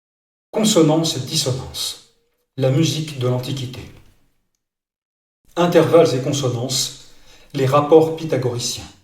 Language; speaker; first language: French; native; French